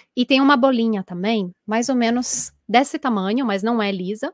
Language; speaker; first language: Portuguese; non-native, fluent; Italian